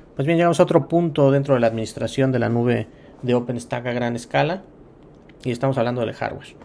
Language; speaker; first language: Spanish; native; Spanish